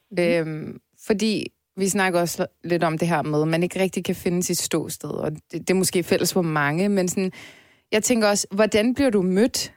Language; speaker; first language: Danish; early bilingual, other home language; Turkish